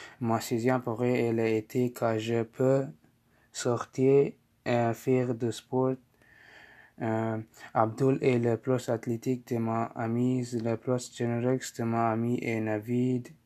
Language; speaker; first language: French; non-native, learner; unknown